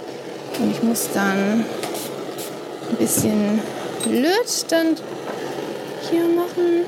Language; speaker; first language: German; non-native, learner; English